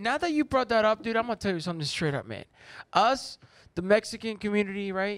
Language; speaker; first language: English; non-native, fluent; Spanish